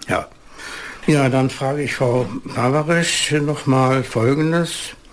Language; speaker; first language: German; native; German